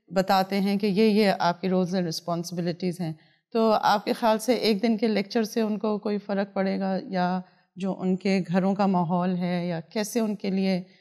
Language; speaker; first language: Urdu; native; Urdu